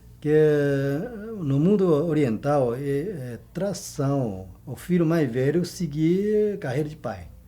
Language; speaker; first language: Portuguese; non-native, fluent; Chinese